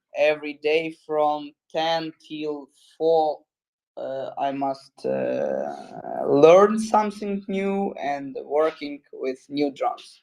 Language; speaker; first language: English; non-native, learner; Ukrainian